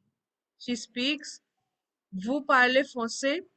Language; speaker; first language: French; non-native, fluent; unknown